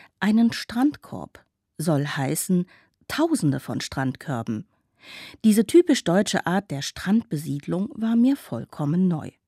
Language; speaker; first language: German; native; German